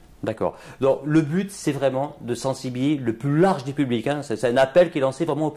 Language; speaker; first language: French; native; French